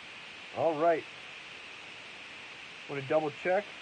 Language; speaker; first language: English; native; English